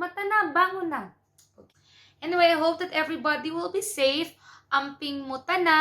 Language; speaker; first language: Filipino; non-native, local second language; Cebuano